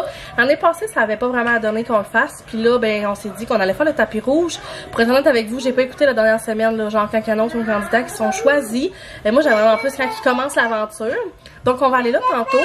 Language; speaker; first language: French; native; French